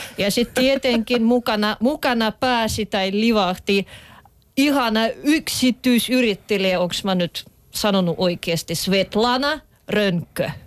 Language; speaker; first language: Finnish; non-native, fluent; Russian